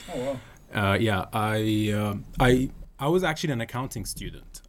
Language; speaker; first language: English; non-native, fluent; Arabic